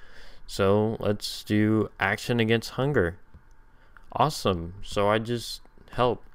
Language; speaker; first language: English; native; English